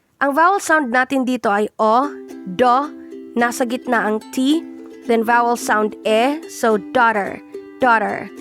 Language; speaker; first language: Filipino; native; Filipino